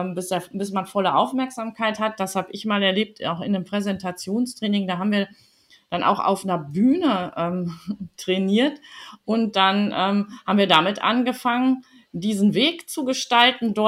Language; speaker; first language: German; native; German